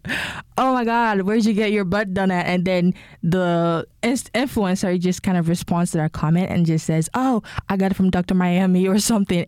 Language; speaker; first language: English; non-native, local second language; Yoruba